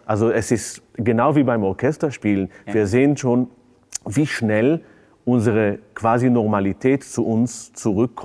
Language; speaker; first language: German; non-native, fluent; Hebrew